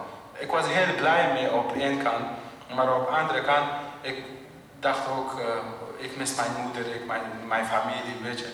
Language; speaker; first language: Dutch; non-native, learner; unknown